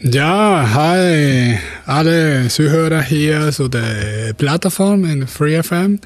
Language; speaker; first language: German; non-native, fluent; Spanish